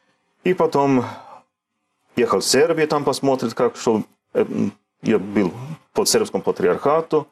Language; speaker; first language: Russian; non-native, learner; Swedish